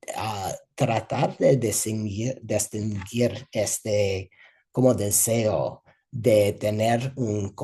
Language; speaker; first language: Spanish; non-native, fluent; English